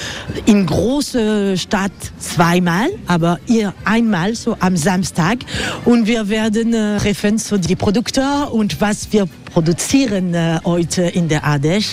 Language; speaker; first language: German; non-native, learner; French